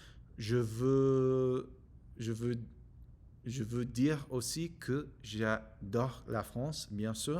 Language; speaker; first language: French; non-native, learner; English